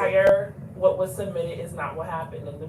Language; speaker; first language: English; native; English